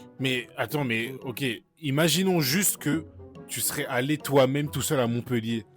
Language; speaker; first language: French; native; French